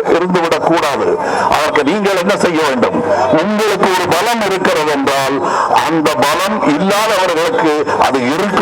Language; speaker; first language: Tamil; native; Tamil